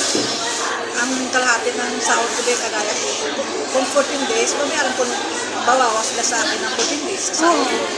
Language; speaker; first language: Filipino; non-native, local second language; Hiligaynon